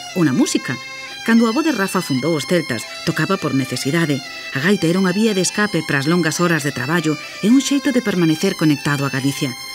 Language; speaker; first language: Galician; native; Galician